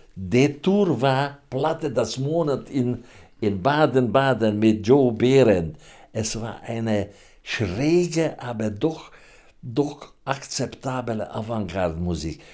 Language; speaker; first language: German; non-native, fluent; Hungarian